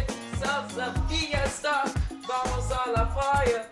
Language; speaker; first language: Spanish; non-native, learner; English